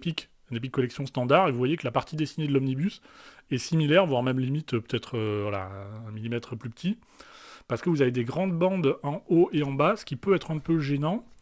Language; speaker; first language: French; native; French